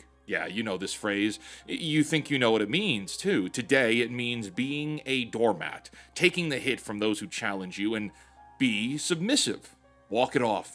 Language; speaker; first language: English; native; English